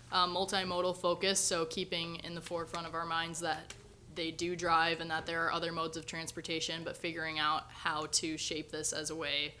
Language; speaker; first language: English; native; English